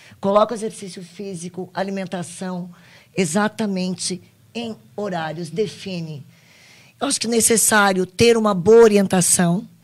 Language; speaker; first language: Portuguese; native; Portuguese